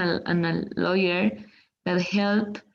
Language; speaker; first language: English; non-native, learner; Spanish